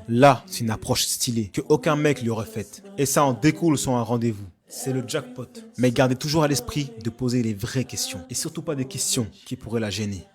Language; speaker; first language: French; native; French